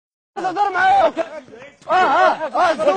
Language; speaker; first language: Arabic; native; Arabic